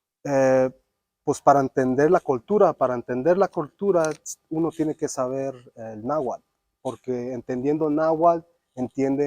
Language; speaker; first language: Spanish; early bilingual, other home language; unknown